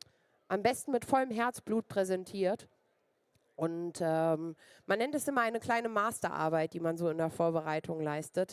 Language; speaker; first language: German; native; German